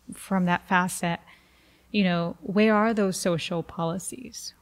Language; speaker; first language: English; early bilingual, other home language; Spanish